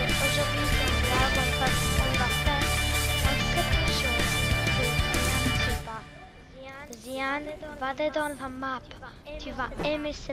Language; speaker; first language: French; non-native, learner; English